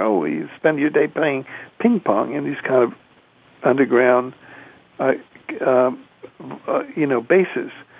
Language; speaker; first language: English; early bilingual, other home language; Spanish